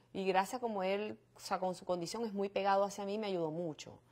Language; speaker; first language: Spanish; native; Spanish